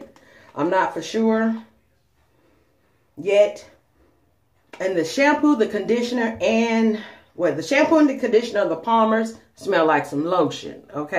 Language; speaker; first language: English; native; English